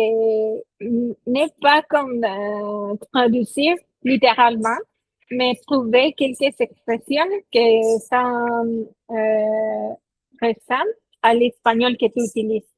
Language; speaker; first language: French; non-native, fluent; Spanish